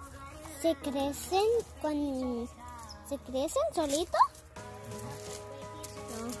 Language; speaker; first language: Spanish; early bilingual, heritage; Spanish